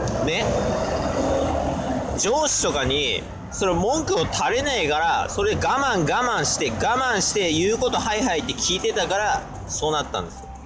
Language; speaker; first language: Japanese; native; Japanese